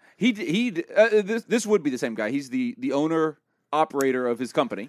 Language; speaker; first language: English; native; English